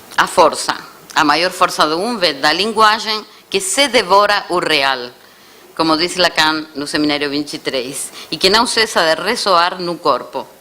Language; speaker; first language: Portuguese; non-native, fluent; Spanish